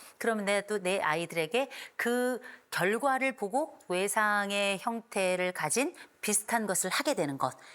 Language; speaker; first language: Korean; native; Korean